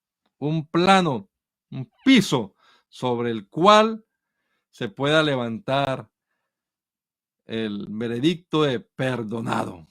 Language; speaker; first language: Spanish; native; Spanish